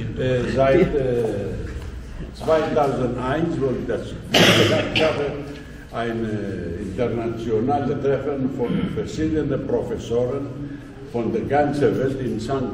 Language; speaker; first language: German; non-native, fluent; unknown